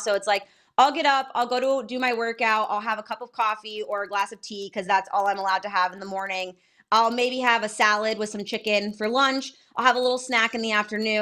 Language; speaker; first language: English; native; English